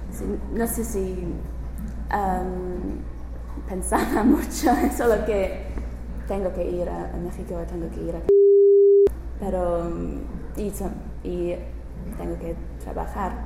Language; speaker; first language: Spanish; non-native, learner; English